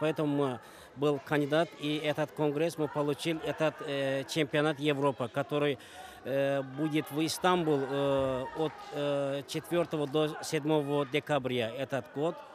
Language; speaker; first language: Russian; non-native, learner; Azerbaijani